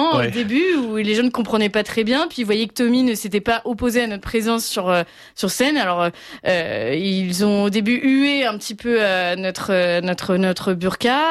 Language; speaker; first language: French; native; French